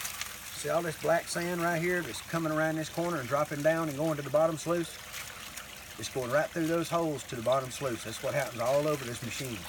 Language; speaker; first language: English; native; English